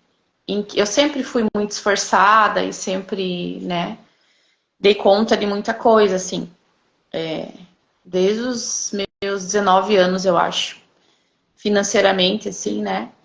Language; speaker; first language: Portuguese; native; Portuguese